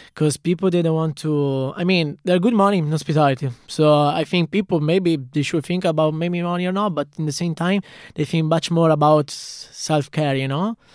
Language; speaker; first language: English; non-native, fluent; Italian